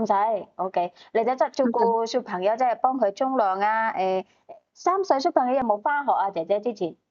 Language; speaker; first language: Cantonese; native; Cantonese